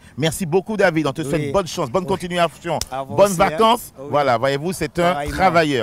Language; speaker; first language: French; native; French